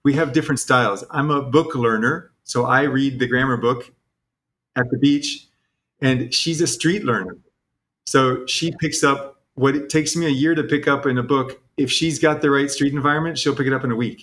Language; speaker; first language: English; native; English